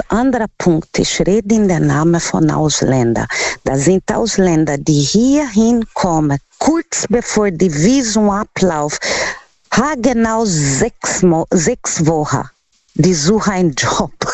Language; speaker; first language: German; non-native, learner; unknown